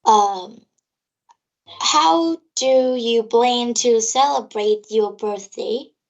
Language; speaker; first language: English; non-native, learner; Vietnamese